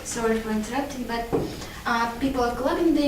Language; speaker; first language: English; non-native, learner; Russian